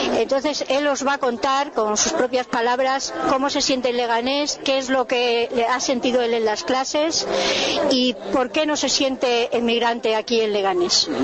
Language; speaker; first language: Spanish; native; Spanish